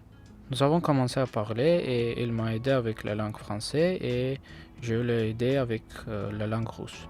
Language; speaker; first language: French; non-native, learner; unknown